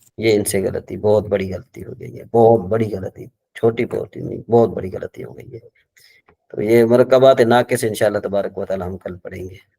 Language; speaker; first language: Urdu; non-native, local second language; Sindhi